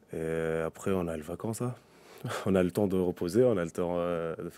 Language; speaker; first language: French; non-native, local second language; Arabic